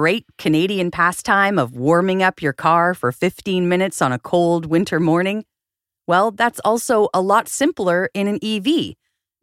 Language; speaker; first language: English; native; English